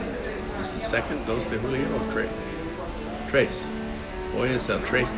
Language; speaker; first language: Spanish; non-native, fluent; English